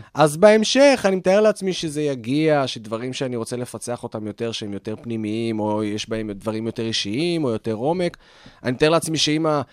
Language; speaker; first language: Hebrew; native; Hebrew